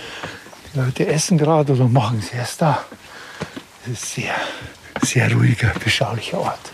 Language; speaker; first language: German; native; German